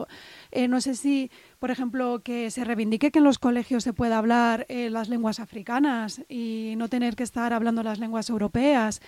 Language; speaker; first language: Spanish; native; Spanish